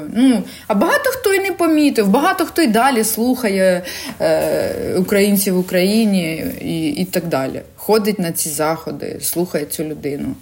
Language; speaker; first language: Ukrainian; non-native, local second language; Russian